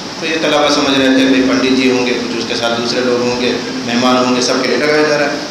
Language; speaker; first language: Urdu; non-native, local second language; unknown